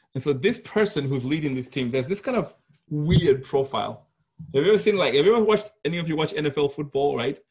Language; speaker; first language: English; non-native, local second language; Shona